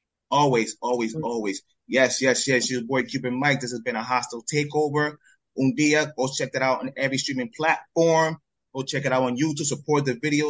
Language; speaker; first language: English; early bilingual, other home language; Spanish